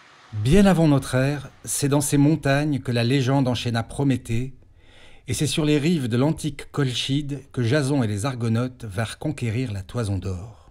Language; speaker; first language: French; native; French